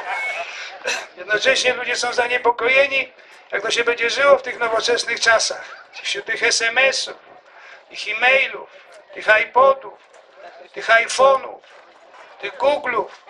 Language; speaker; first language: Polish; native; Polish